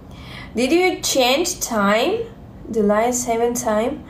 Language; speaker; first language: English; non-native, learner; Russian